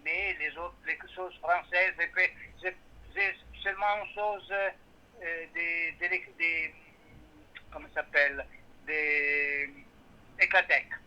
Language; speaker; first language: French; non-native, learner; Italian